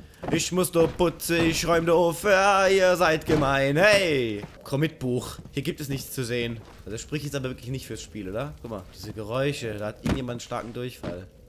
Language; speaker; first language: German; native; German